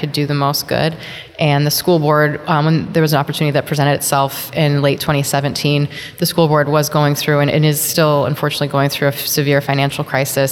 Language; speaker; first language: English; native; English